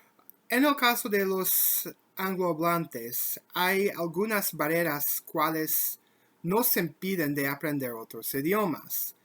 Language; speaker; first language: Spanish; non-native, learner; English